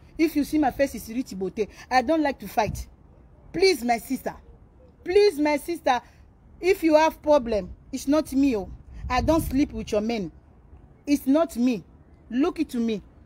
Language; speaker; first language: English; non-native, learner; Lingala